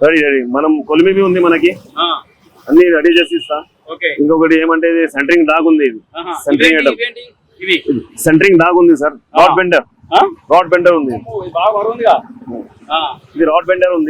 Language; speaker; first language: Telugu; non-native, local second language; Urdu